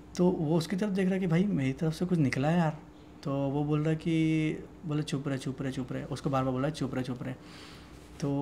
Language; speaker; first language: Hindi; native; Hindi